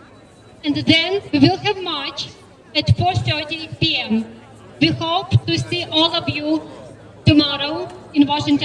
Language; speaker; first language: English; non-native, fluent; Ukrainian